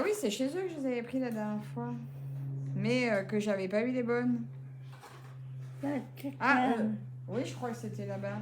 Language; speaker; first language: French; native; French